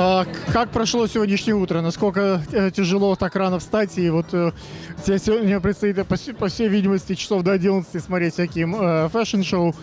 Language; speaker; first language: Russian; native; Russian